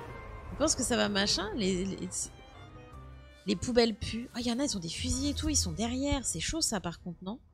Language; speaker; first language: French; native; French